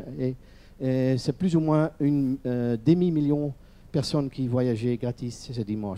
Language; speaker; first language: French; non-native, learner; Dutch